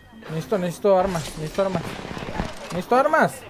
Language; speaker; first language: Spanish; native; Spanish